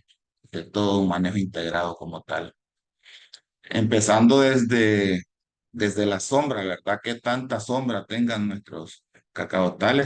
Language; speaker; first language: Spanish; native; Spanish